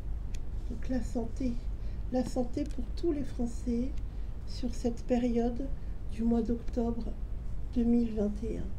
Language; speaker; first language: French; native; French